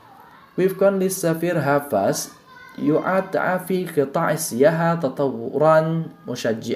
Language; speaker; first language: Arabic; non-native, learner; Indonesian